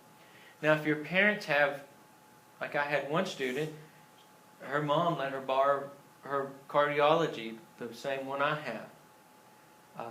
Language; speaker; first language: English; native; English